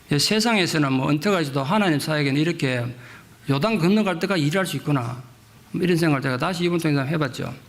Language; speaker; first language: Korean; native; Korean